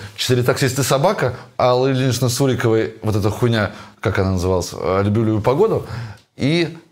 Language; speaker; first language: Russian; native; Russian